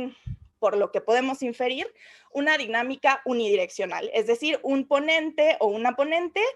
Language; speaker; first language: Spanish; native; Spanish